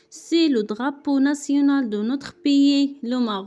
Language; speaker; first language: French; non-native, local second language; Arabic